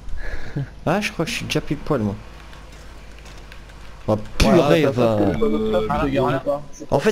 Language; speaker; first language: French; native; French